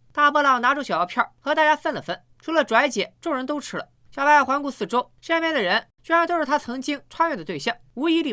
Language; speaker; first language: Chinese; native; Chinese